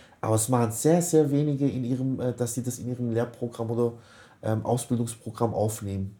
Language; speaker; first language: German; early bilingual, other home language; Kurdish